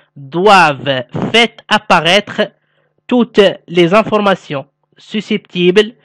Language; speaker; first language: French; non-native, local second language; Arabic